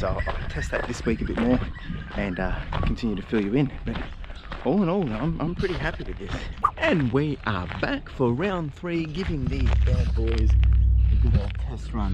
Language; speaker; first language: English; native; English